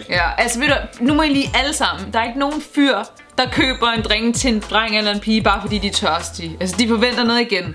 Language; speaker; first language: Danish; native; Danish